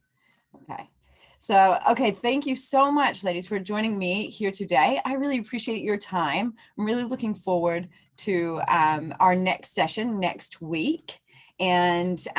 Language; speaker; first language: English; native; English